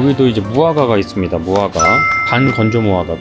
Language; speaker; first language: Korean; native; Korean